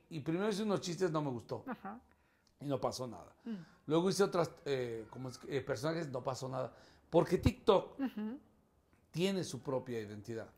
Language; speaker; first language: Spanish; native; Spanish